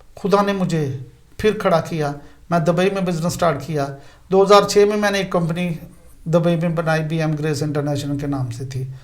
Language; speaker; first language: Urdu; non-native, local second language; Punjabi